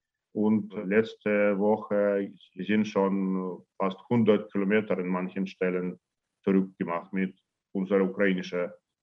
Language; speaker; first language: German; non-native, learner; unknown